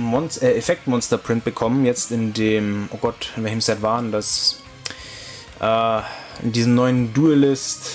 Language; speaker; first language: German; native; German